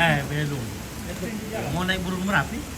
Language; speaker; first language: Indonesian; native; Indonesian